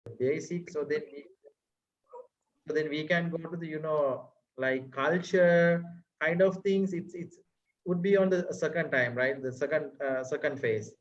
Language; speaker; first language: English; non-native, fluent; Sinhala